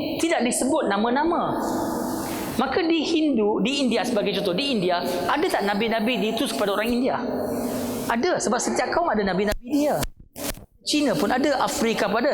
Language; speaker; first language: Malay; non-native, local second language; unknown